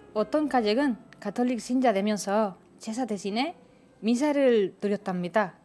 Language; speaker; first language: Korean; non-native, fluent; Spanish